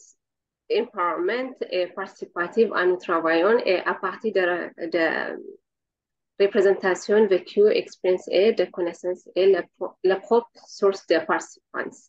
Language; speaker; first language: French; non-native, learner; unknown